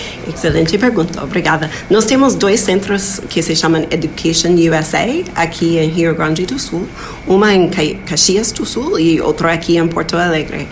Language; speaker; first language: Portuguese; non-native, fluent; English